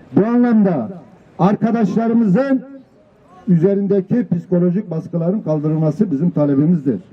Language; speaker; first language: Turkish; non-native, local second language; Kurdish